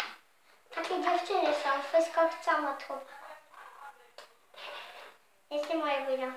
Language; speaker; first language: Polish; early bilingual, heritage; Polish